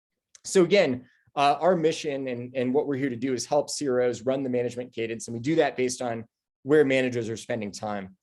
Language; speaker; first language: English; native; English